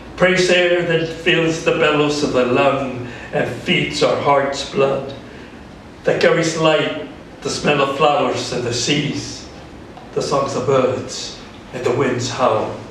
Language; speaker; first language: English; early bilingual, other home language; Spanish